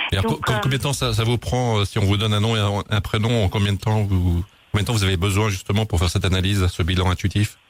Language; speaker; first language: French; native; French